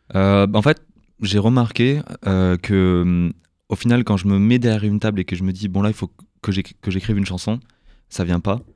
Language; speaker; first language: French; native; French